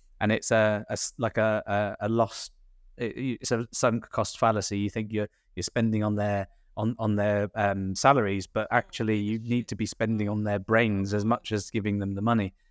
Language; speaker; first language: English; native; English